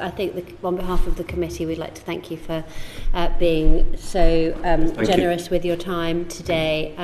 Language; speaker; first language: English; native; English